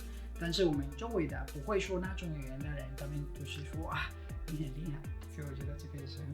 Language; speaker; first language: Chinese; non-native, fluent; Spanish